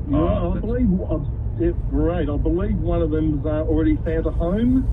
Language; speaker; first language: English; native; English